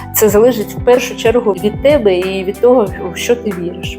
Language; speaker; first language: Ukrainian; non-native, local second language; Russian